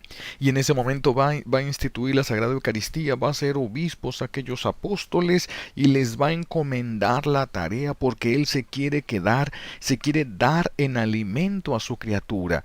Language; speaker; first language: Spanish; native; Spanish